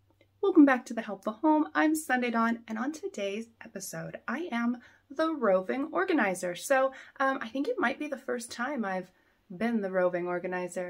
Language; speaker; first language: English; native; English